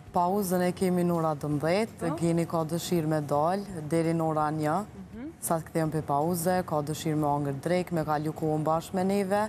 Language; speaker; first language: Albanian; native; Albanian